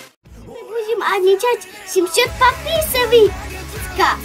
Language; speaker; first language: Russian; early bilingual, heritage; Russian